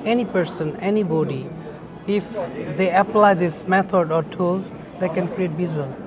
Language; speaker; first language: English; non-native, local second language; Bangla